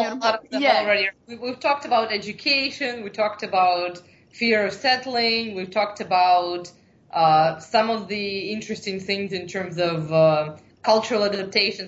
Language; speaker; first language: English; non-native, fluent; Ukrainian